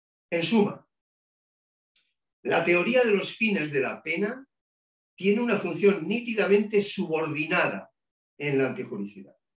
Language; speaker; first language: Spanish; native; Spanish